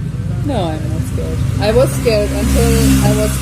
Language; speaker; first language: English; non-native, fluent; German